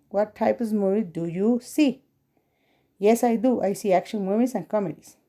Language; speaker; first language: English; non-native, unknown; Spanish